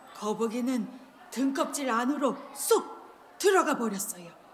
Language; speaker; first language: Korean; native; Korean